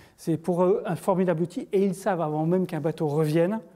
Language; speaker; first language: French; native; French